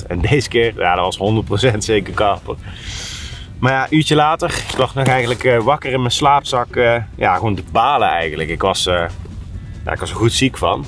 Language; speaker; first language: Dutch; native; Dutch